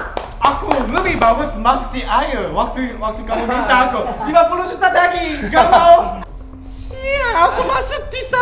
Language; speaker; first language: Indonesian; non-native, learner; Korean